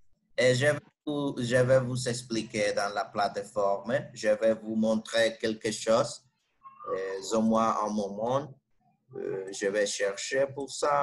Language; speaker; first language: French; non-native, fluent; Spanish